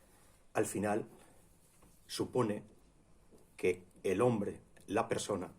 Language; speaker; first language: Spanish; native; Spanish